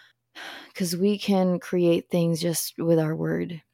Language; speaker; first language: English; early bilingual, other home language; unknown